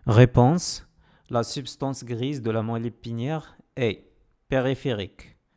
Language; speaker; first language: French; non-native, local second language; Arabic